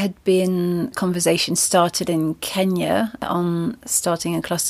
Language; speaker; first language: English; native; English